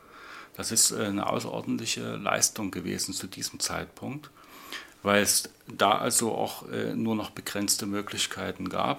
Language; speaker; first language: German; native; German